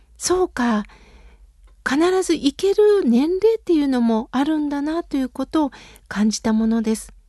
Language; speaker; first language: Japanese; native; Japanese